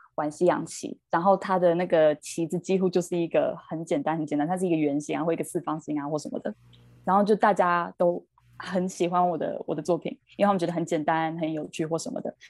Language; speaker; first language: Chinese; early bilingual, heritage; Chinese